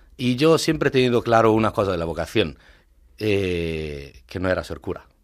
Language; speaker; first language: Spanish; non-native, fluent; Italian